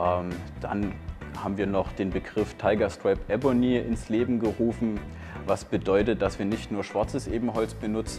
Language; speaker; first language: German; native; German